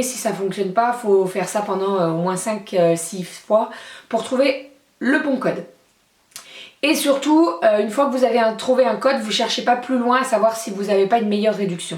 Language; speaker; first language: French; native; French